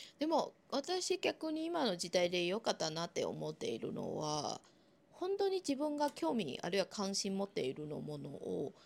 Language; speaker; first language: Japanese; non-native, fluent; Chinese